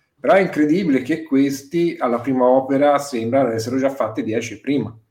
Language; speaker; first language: Italian; native; Italian